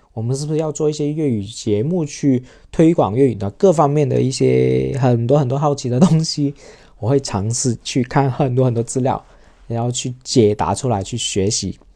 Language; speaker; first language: Chinese; non-native, local second language; Cantonese